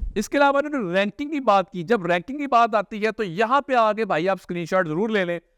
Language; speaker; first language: Urdu; non-native, local second language; Punjabi